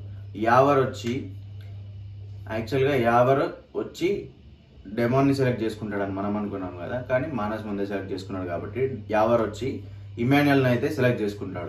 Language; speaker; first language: Telugu; native; Telugu